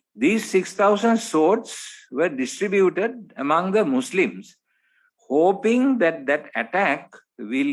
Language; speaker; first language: English; non-native, local second language; Sinhala